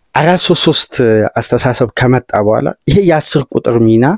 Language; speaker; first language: Amharic; native; Amharic